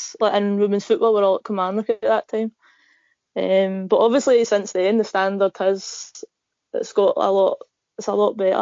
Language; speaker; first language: English; native; English